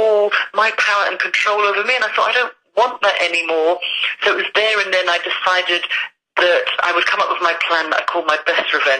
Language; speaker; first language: English; native; English